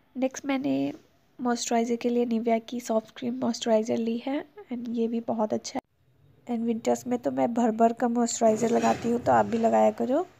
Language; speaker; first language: Hindi; native; Hindi